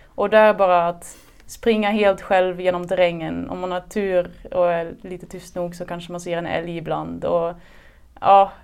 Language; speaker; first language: Swedish; non-native, fluent; Dutch